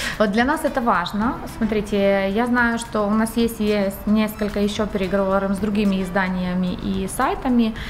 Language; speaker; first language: Russian; non-native, local second language; Ukrainian